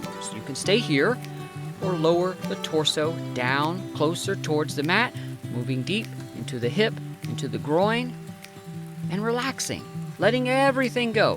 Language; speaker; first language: English; native; English